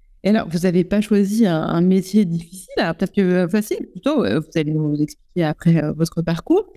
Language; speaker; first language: French; native; French